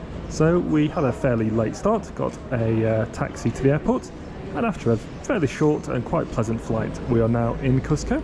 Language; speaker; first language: English; native; English